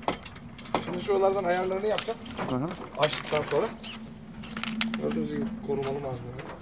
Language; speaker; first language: Turkish; native; Turkish